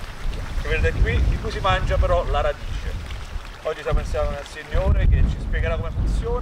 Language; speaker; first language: Italian; native; Italian